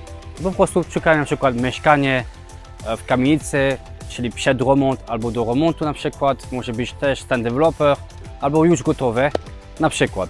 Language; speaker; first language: Polish; non-native, learner; French